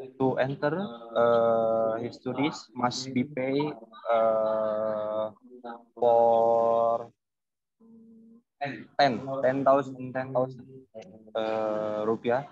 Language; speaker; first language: English; non-native, learner; Indonesian